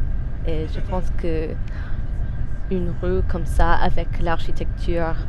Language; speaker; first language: French; non-native, fluent; English